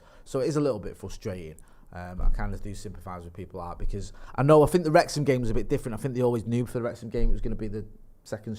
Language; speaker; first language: English; native; English